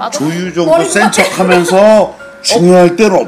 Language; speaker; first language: Korean; native; Korean